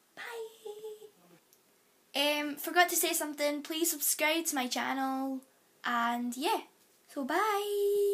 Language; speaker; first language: English; native; English